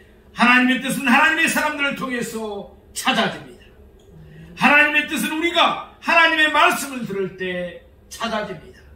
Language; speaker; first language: Korean; native; Korean